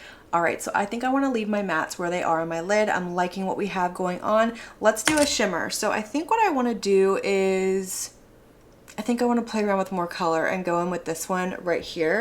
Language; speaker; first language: English; native; English